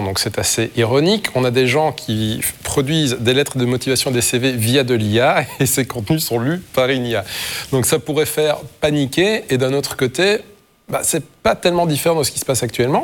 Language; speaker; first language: French; native; French